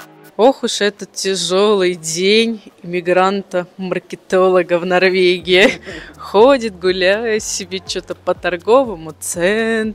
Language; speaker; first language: Russian; native; Russian